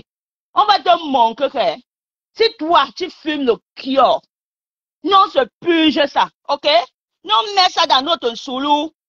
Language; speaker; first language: French; non-native, local second language; Lingala